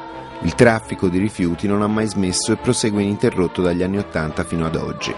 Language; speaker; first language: Italian; native; Italian